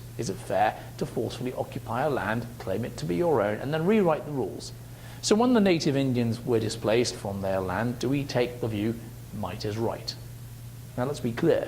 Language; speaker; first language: English; native; English